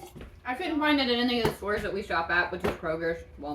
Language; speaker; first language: English; native; English